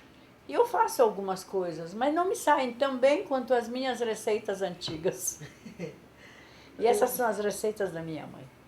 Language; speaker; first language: Portuguese; non-native, fluent; Polish